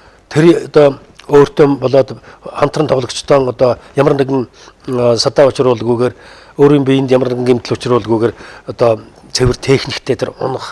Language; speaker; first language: Mongolian; native; Mongolian